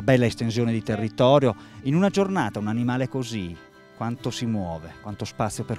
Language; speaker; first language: Italian; native; Italian